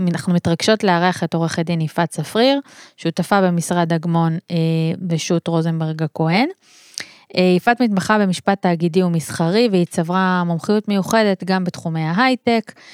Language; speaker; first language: Hebrew; native; Hebrew